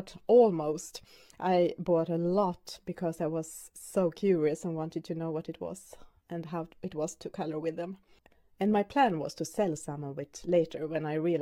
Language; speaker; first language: English; non-native, fluent; Swedish